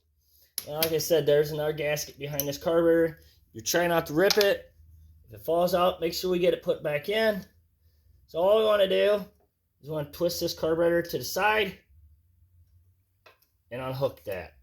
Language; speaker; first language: English; native; English